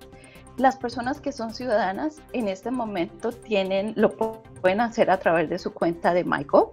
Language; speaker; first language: Spanish; native; Spanish